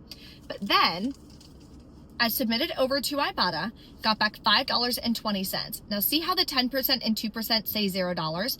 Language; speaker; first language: English; native; English